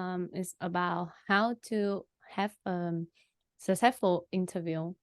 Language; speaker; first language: English; non-native, learner; Vietnamese